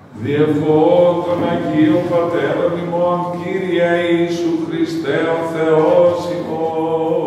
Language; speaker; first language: Greek; native; Greek